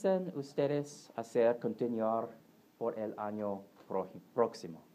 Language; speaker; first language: Spanish; non-native, learner; English